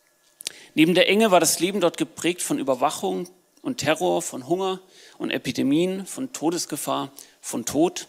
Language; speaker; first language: German; native; German